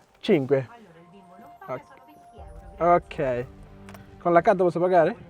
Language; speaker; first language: Italian; non-native, learner; Sinhala